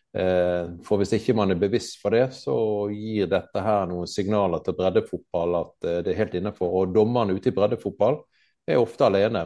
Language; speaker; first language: Norwegian; native; Norwegian